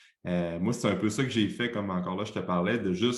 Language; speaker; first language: French; native; French